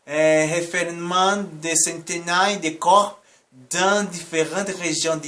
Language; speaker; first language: French; non-native, learner; Portuguese